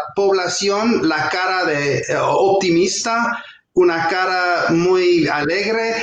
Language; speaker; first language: Spanish; non-native, fluent; English